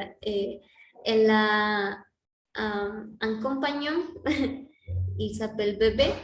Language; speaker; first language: French; non-native, learner; Spanish